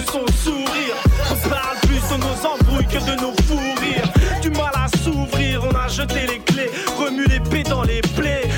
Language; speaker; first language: French; non-native, local second language; Lingala